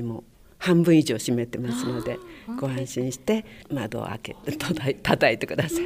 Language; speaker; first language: Japanese; native; Japanese